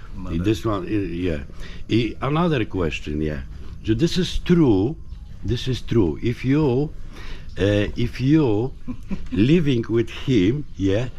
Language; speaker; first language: English; non-native, learner; Polish